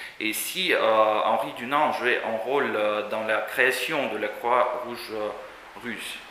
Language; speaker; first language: French; non-native, fluent; Russian